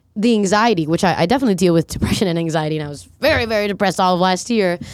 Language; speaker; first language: English; native; English